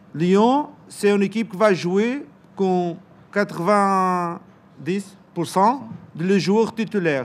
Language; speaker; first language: French; non-native, learner; Portuguese